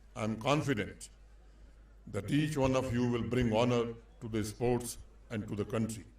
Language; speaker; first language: English; non-native, local second language; Hindi